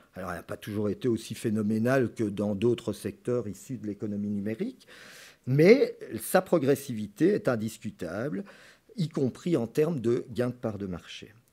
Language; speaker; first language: French; native; French